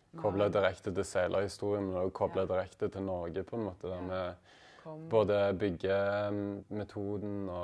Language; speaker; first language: Norwegian; native; Norwegian